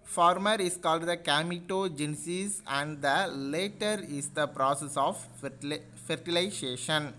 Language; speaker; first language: English; non-native, local second language; Tamil